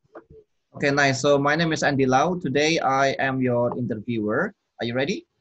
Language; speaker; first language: English; non-native, fluent; Indonesian